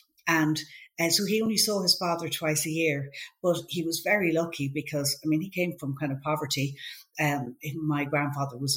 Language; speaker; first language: English; native; English